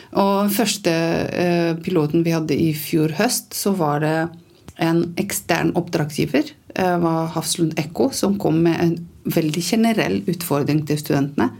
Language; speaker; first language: Norwegian; non-native, fluent; Romanian